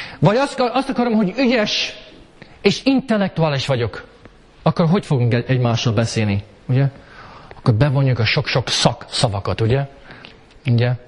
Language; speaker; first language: Hungarian; early bilingual, heritage; Hungarian